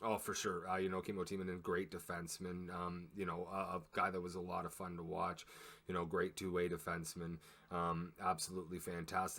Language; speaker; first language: English; native; English